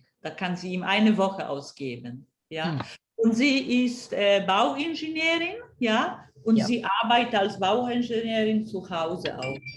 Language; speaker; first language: German; non-native, fluent; Polish